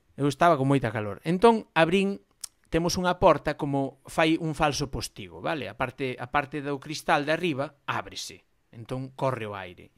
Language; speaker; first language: Galician; non-native, local second language; Spanish